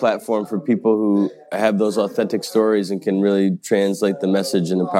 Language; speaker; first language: English; native; English